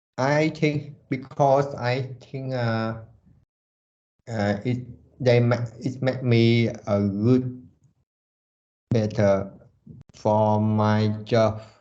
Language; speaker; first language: English; non-native, learner; Vietnamese